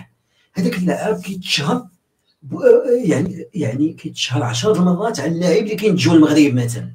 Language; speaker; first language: Arabic; native; Arabic